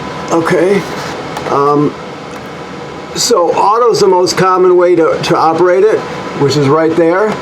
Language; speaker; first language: English; native; English